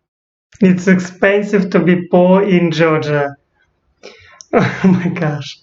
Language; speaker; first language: English; non-native, learner; Russian